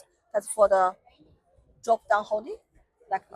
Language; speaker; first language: English; non-native, fluent; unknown